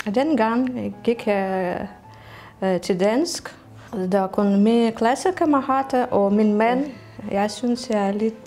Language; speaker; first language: Danish; non-native, learner; Russian